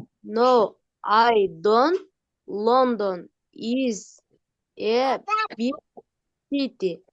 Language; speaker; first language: English; non-native, learner; Kyrgyz